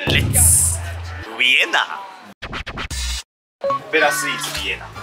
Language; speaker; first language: Japanese; native; Japanese